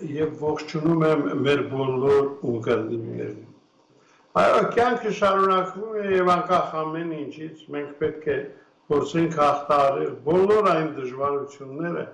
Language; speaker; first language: Armenian; native; Armenian